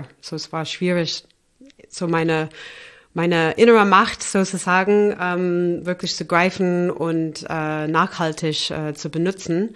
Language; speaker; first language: German; non-native, fluent; English